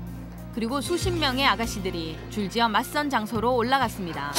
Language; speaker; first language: Korean; native; Korean